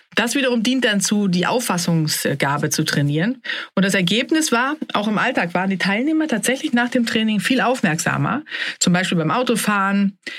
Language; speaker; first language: German; native; German